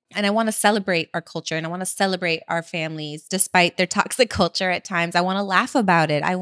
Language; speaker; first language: English; early bilingual, other home language; Spanish